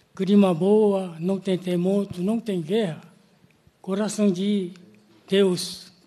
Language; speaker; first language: Portuguese; non-native, learner; Korean